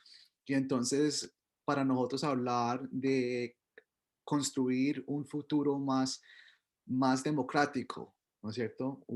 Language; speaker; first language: Spanish; early bilingual, heritage; Spanish